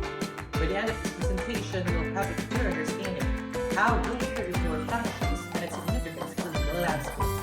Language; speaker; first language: English; non-native, local second language; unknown